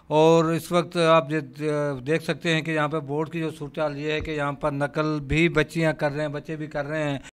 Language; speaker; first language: Urdu; native; Urdu